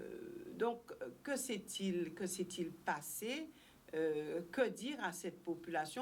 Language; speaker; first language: French; native; French